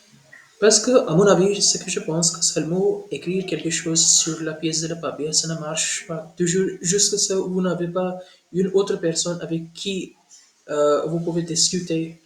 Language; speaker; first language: French; non-native, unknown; Hindi